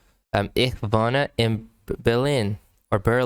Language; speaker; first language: German; non-native, learner; English